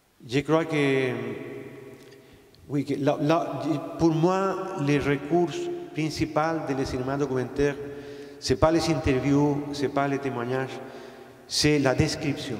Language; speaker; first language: French; non-native, fluent; Spanish